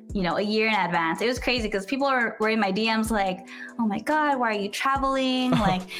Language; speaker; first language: English; native; English